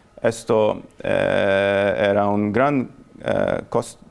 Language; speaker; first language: Spanish; non-native, fluent; Maltese